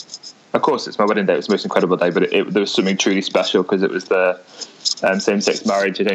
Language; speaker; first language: English; native; English